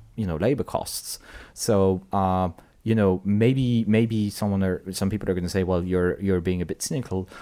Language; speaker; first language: English; non-native, fluent; French